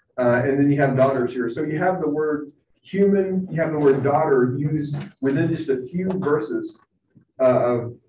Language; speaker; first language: English; native; English